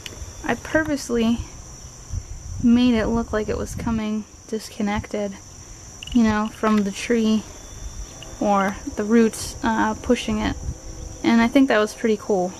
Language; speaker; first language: English; native; English